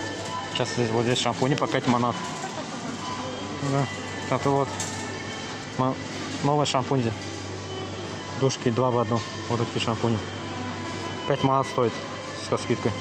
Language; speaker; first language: Russian; non-native, learner; Azerbaijani